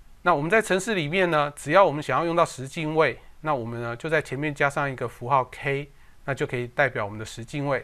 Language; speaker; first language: Chinese; native; Chinese